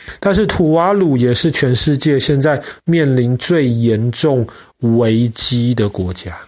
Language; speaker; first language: Chinese; native; Chinese